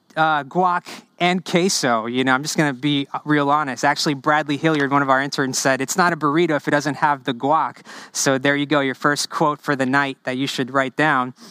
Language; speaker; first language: English; early bilingual, other home language; Spanish